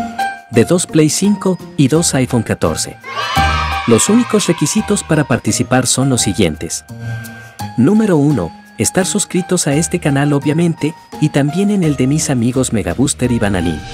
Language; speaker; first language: Spanish; native; Spanish